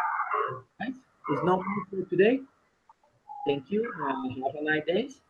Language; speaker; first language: English; non-native, learner; Spanish